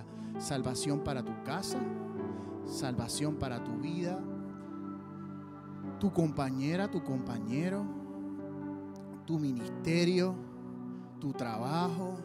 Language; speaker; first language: Spanish; native; Spanish